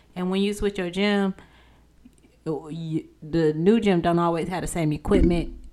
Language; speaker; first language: English; native; English